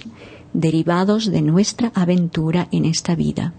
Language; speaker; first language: Spanish; native; Spanish